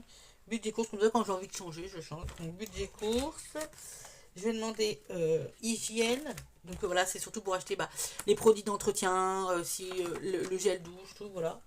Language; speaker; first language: French; native; French